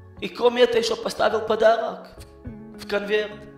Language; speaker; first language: Russian; early bilingual, heritage; Hebrew